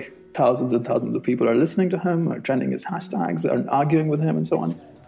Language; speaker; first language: English; non-native, local second language; Urdu